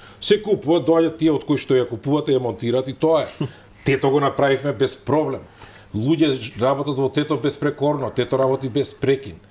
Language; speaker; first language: Macedonian; native; Macedonian